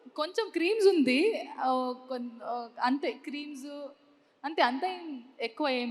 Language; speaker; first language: Telugu; non-native, learner; Kannada